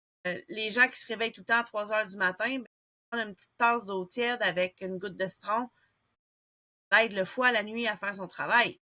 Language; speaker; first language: French; native; French